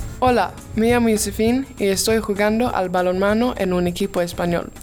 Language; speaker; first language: Spanish; non-native, learner; Swedish